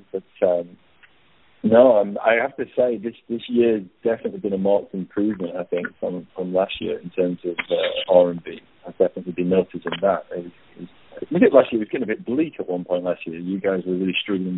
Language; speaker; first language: English; native; English